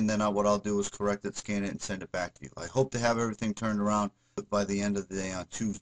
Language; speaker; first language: English; native; English